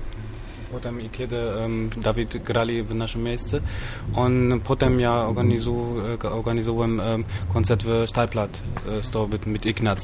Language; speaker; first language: Polish; non-native, learner; German